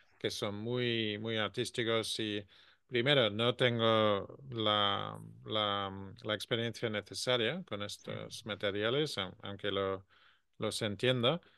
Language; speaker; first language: Spanish; non-native, fluent; English